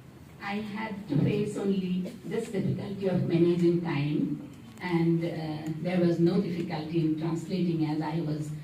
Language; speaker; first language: English; non-native, local second language; Assamese